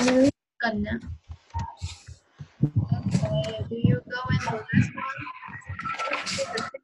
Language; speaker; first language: English; non-native, learner; Vietnamese